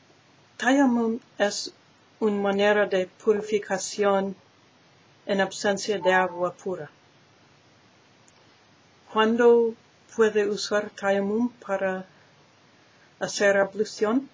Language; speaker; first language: Spanish; non-native, learner; English